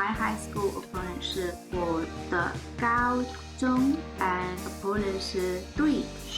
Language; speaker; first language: Chinese; non-native, learner; English